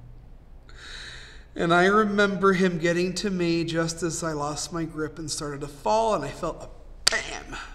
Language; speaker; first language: English; native; English